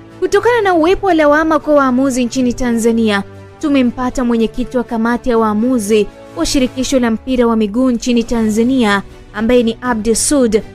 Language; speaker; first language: Swahili; native; Swahili